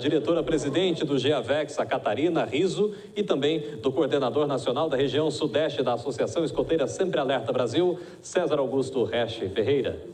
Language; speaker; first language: Portuguese; native; Portuguese